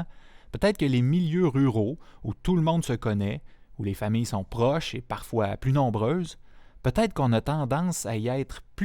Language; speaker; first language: French; native; French